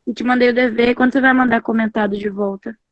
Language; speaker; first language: Portuguese; native; Portuguese